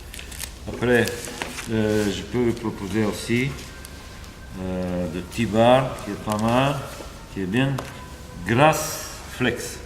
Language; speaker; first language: French; non-native, fluent; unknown